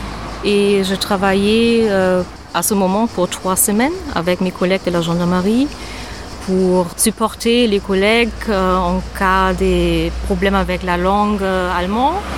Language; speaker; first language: French; non-native, fluent; German